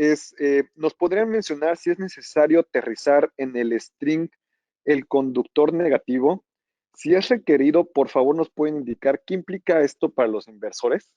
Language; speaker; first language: Spanish; native; Spanish